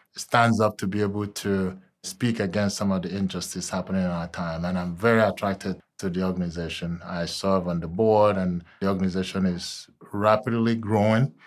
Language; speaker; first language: English; non-native, local second language; Igbo